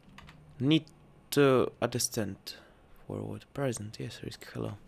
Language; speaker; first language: English; non-native, learner; Russian